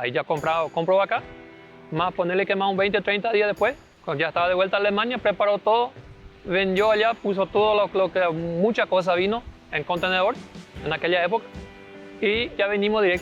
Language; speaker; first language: Spanish; early bilingual, other home language; German